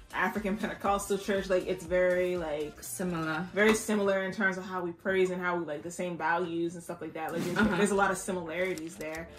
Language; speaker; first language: English; native; English